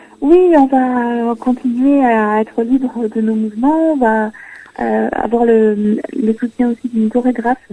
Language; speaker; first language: French; native; French